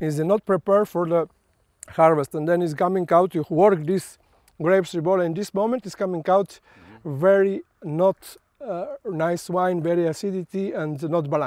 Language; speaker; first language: English; non-native, learner; Slovenian